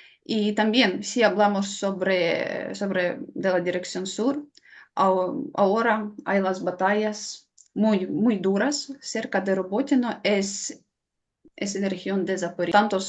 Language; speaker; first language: Spanish; non-native, fluent; Ukrainian